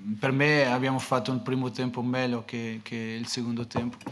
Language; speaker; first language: Italian; non-native, fluent; Portuguese